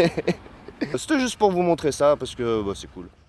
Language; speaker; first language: French; native; French